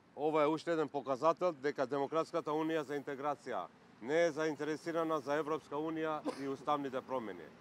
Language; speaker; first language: Macedonian; non-native, local second language; Albanian